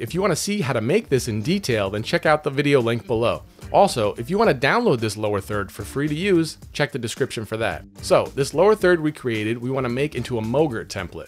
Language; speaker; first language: English; native; English